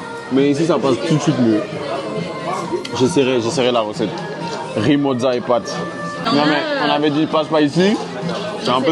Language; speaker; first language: French; native; French